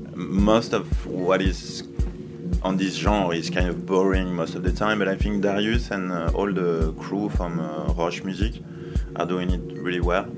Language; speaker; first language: English; non-native, fluent; French